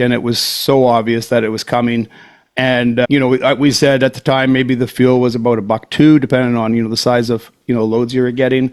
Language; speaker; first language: English; native; English